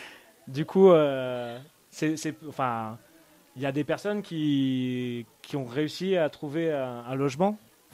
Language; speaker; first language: French; native; French